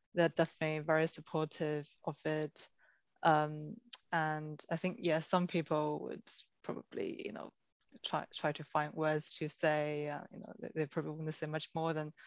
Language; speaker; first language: English; non-native, fluent; Chinese